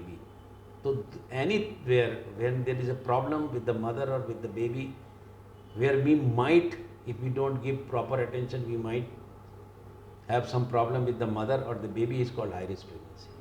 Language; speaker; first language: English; non-native, local second language; Hindi